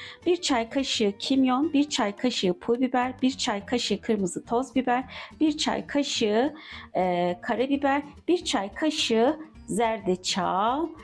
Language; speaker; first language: Turkish; native; Turkish